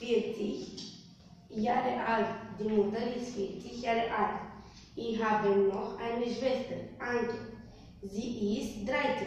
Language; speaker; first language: German; non-native, learner; Romanian